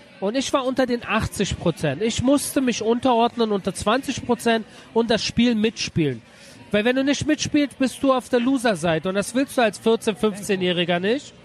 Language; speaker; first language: German; early bilingual, other home language; Persian